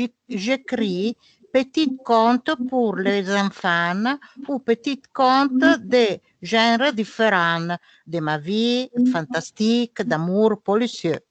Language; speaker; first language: French; non-native, learner; Italian